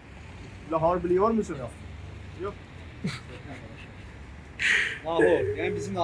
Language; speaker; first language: Turkish; non-native, learner; Urdu